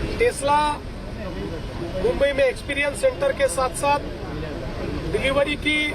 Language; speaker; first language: Hindi; non-native, local second language; Marathi